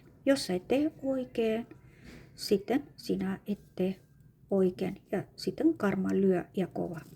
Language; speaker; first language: Finnish; non-native, fluent; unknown